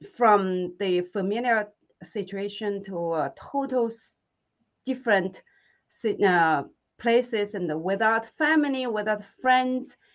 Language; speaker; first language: English; non-native, fluent; Chinese